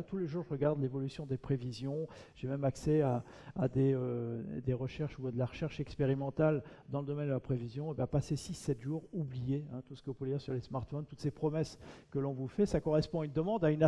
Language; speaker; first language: French; native; French